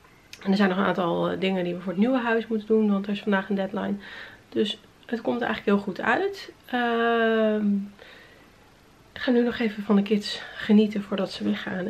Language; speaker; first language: Dutch; native; Dutch